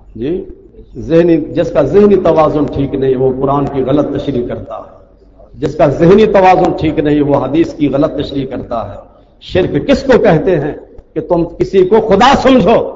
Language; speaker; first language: Urdu; non-native, local second language; Saraiki